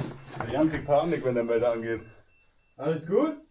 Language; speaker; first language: German; native; German